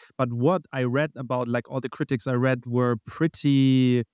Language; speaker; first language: English; non-native, fluent; German